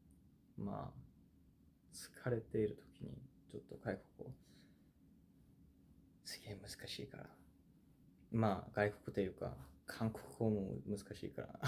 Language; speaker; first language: Japanese; non-native, fluent; Korean